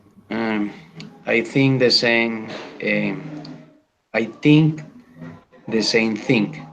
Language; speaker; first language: English; non-native, learner; Spanish